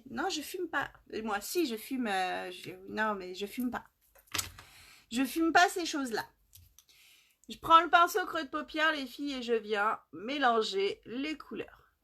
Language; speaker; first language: French; native; French